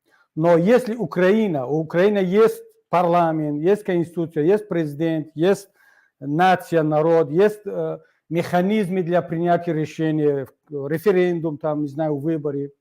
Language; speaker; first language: Russian; non-native, local second language; Tajik